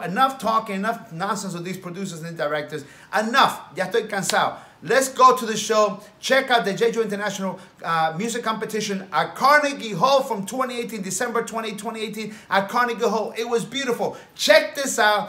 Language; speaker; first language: English; early bilingual, other home language; Spanish